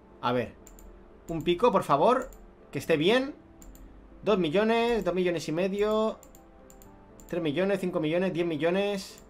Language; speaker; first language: Spanish; native; Spanish